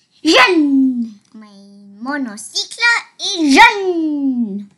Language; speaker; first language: French; non-native, learner; English